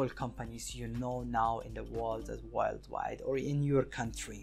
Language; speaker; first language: English; non-native, fluent; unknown